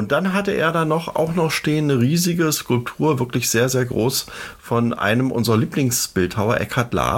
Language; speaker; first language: German; native; German